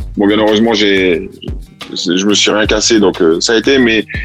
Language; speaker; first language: French; early bilingual, heritage; Italian